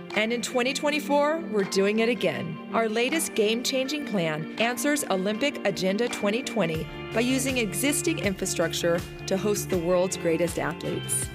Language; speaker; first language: English; native; English